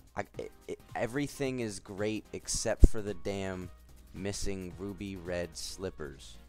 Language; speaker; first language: English; native; English